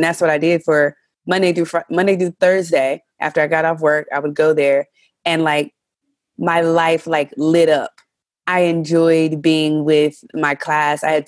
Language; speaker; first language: English; native; English